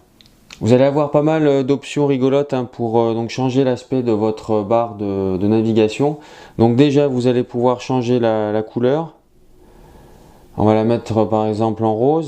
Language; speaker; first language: French; native; French